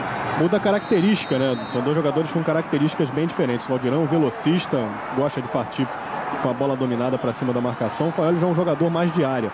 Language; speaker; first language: Portuguese; native; Portuguese